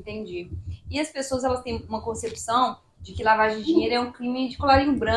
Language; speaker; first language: Portuguese; native; Portuguese